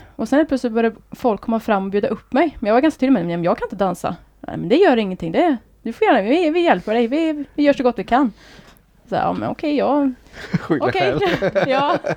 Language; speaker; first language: Swedish; native; Swedish